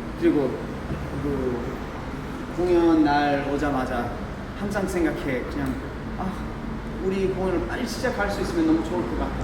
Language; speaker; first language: Korean; early bilingual, heritage; English